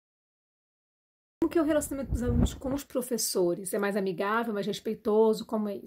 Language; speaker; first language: Portuguese; native; Portuguese